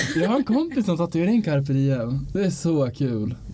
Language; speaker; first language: Swedish; native; Swedish